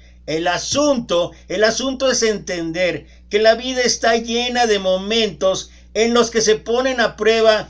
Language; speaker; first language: Spanish; native; Spanish